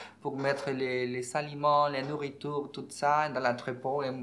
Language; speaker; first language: French; non-native, learner; Spanish